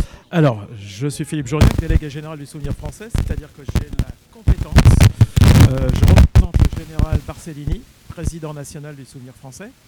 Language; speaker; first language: French; native; French